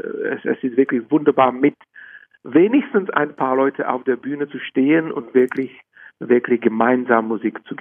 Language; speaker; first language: German; non-native, fluent; Czech